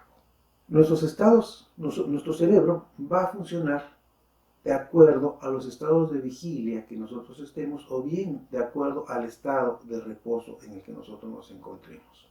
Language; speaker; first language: Spanish; native; Spanish